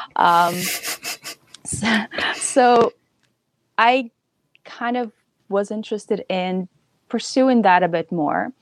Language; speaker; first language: English; early bilingual, other home language; Ukrainian